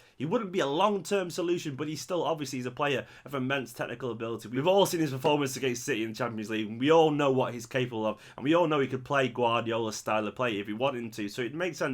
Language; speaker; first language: English; native; English